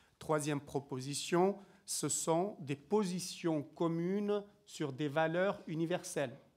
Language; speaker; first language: French; native; French